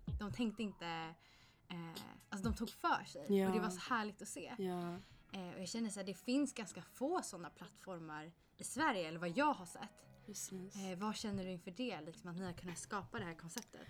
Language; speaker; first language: Swedish; native; Swedish